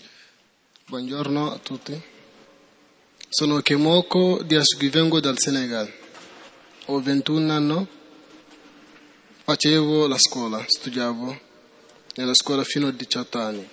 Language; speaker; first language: Italian; non-native, learner; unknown